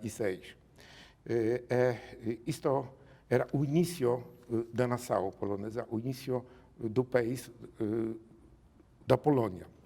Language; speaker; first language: Portuguese; non-native, learner; Polish